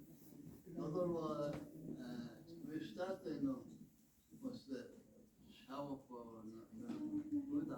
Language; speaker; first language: English; non-native, learner; Korean